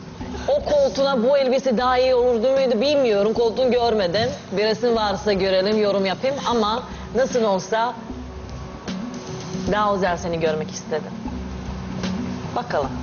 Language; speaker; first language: Turkish; non-native, learner; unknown